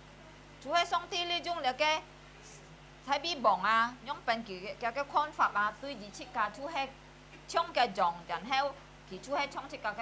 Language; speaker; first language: Chinese; early bilingual, heritage; Hakka Chinese